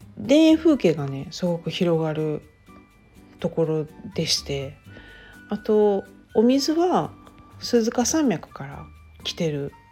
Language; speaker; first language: Japanese; native; Japanese